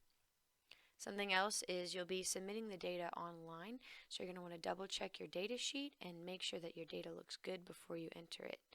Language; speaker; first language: English; native; English